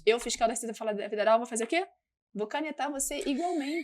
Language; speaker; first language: Portuguese; native; Portuguese